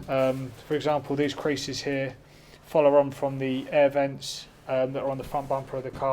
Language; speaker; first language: English; native; English